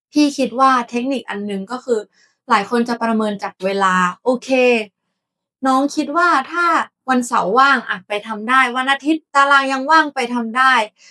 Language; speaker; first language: Thai; native; Thai